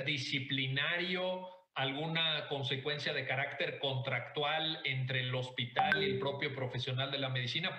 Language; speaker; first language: Spanish; native; Spanish